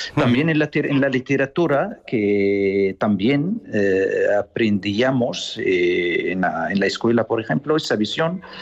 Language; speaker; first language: Spanish; non-native, fluent; Arabic